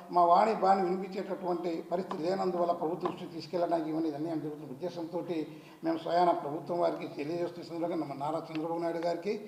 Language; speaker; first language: Telugu; non-native, local second language; Lambadi